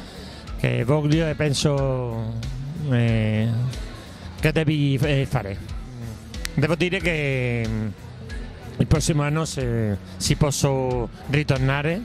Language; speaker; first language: Italian; non-native, learner; Spanish